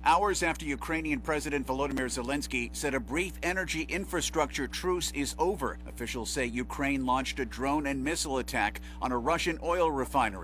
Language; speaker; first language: English; native; English